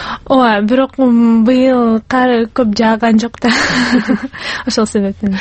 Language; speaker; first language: Kyrgyz; non-native, local second language; Russian